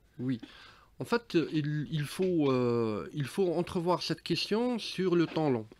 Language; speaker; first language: French; non-native, local second language; Arabic